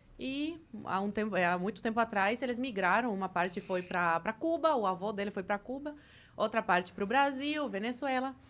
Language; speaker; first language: Portuguese; early bilingual, other home language; Spanish